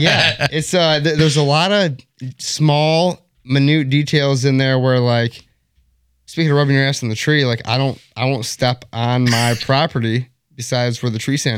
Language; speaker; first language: English; native; English